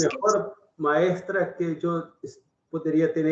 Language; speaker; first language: Spanish; non-native, learner; Portuguese